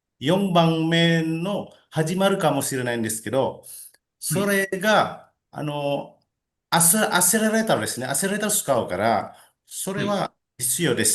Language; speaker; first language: Japanese; non-native, learner; Indonesian